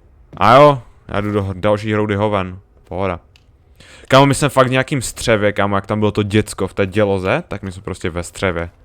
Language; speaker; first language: Czech; native; Czech